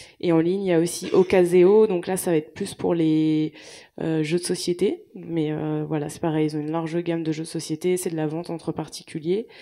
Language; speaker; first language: French; native; French